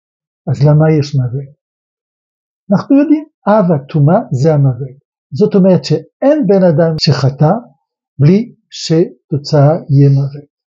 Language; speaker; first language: Hebrew; non-native, fluent; French